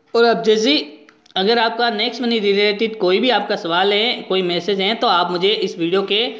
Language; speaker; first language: Hindi; native; Hindi